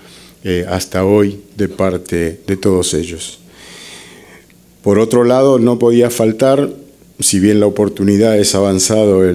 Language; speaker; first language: Spanish; native; Spanish